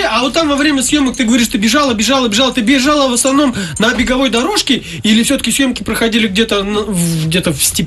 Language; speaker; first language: Russian; native; Russian